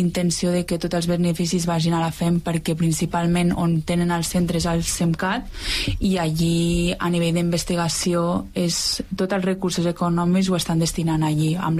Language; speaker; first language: Catalan; native; Catalan